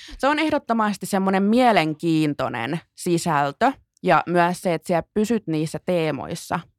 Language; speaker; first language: Finnish; native; Finnish